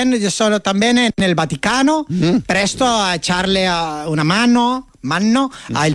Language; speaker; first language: Spanish; native; Spanish